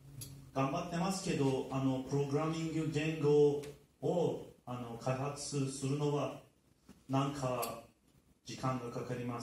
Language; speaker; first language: Japanese; non-native, learner; Turkish